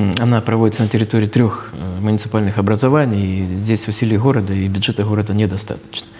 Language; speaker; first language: Russian; native; Russian